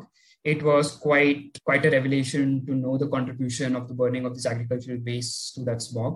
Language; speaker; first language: English; non-native, local second language; Hindi